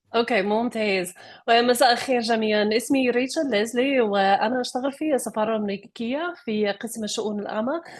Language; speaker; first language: Arabic; non-native, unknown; English